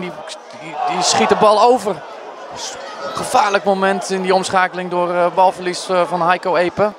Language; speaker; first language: Dutch; native; Dutch